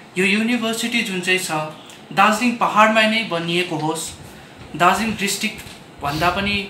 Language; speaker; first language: Nepali; native; Nepali